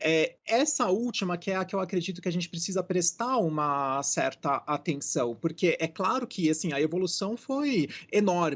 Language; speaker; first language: Portuguese; native; Portuguese